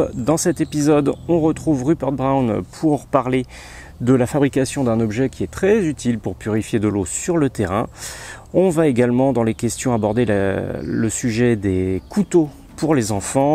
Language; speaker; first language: French; native; French